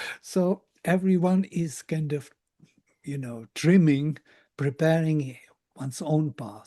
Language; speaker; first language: English; non-native, fluent; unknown